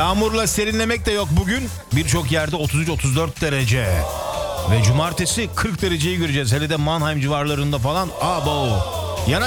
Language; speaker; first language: Turkish; native; Turkish